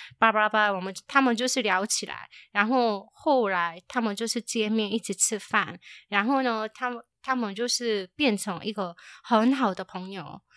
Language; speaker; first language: Chinese; non-native, fluent; Korean